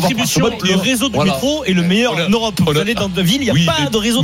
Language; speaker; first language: French; native; French